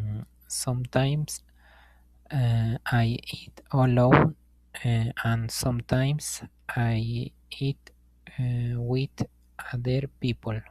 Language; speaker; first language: English; non-native, learner; Spanish